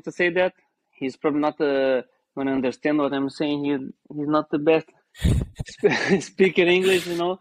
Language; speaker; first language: English; non-native, learner; Portuguese